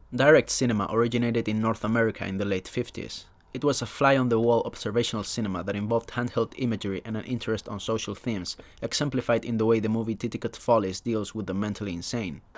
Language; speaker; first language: English; non-native, fluent; Spanish